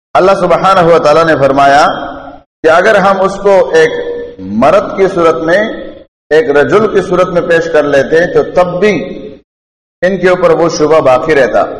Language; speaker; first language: Urdu; non-native, local second language; Pashto